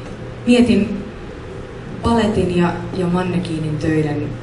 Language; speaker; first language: Finnish; native; Finnish